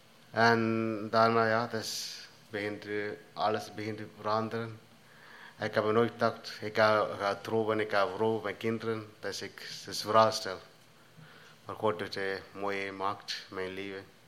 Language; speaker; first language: Dutch; non-native, learner; Tamil